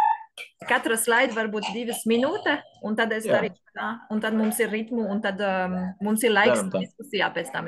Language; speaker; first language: Latvian; non-native, learner; French